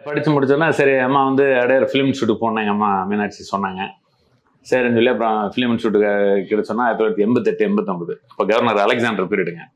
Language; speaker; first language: Tamil; non-native, local second language; Malayalam